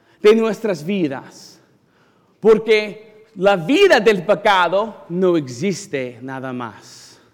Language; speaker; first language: Spanish; non-native, learner; English